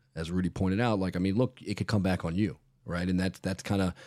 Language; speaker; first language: English; native; English